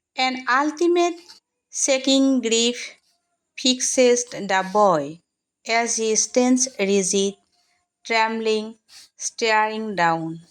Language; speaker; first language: English; non-native, local second language; Assamese